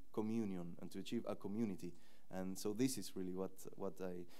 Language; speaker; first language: English; non-native, fluent; Spanish